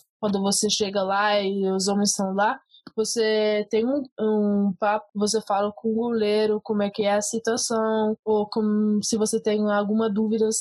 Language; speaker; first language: Portuguese; early bilingual, heritage; Portuguese